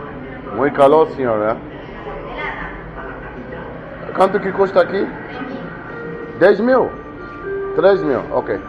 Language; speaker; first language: Spanish; non-native, learner; English